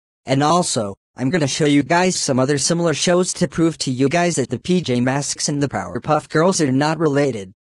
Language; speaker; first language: English; native; English